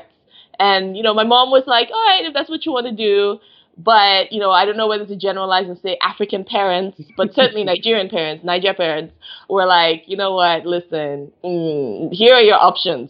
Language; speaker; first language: English; non-native, local second language; Yoruba